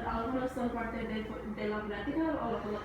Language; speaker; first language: Spanish; non-native, learner; English